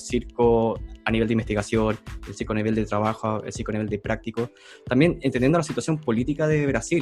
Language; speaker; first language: Spanish; native; Spanish